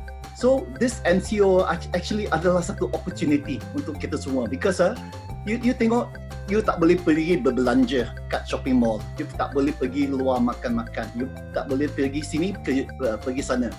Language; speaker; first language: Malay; non-native, local second language; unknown